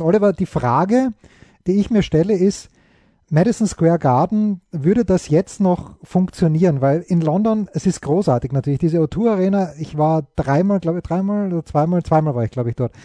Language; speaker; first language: German; native; German